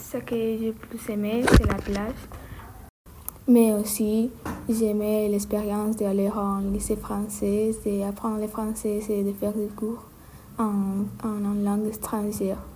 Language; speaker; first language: French; non-native, learner; Spanish